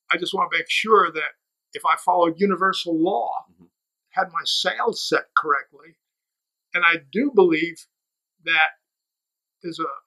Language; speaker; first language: English; native; English